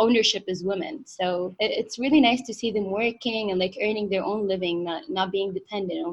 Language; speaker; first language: English; non-native, fluent; Arabic